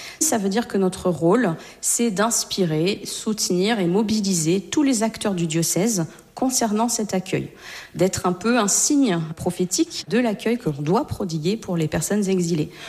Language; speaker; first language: French; native; French